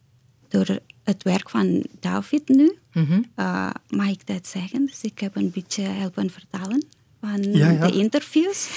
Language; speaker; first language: Dutch; non-native, fluent; Indonesian